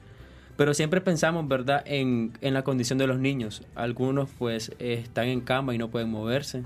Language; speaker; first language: Spanish; native; Spanish